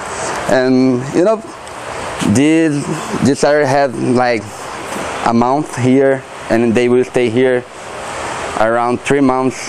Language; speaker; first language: English; non-native, learner; Portuguese